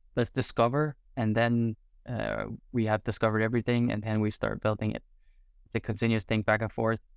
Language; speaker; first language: English; non-native, fluent; Portuguese